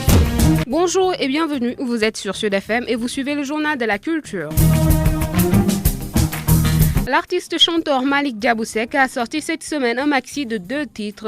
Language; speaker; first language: French; non-native, local second language; Wolof